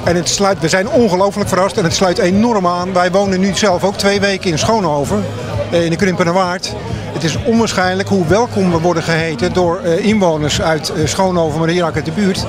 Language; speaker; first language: Dutch; native; Dutch